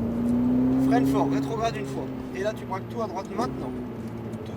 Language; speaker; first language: French; native; French